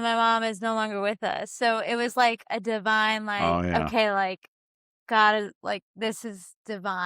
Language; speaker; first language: English; native; English